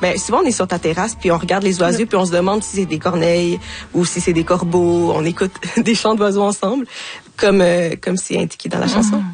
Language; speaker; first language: French; native; French